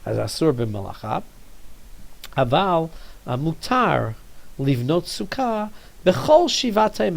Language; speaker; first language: Hebrew; non-native, fluent; English